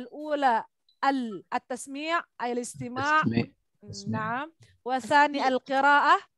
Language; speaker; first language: Arabic; non-native, fluent; Indonesian